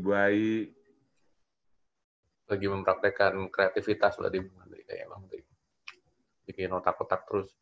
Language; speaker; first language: Indonesian; native; Indonesian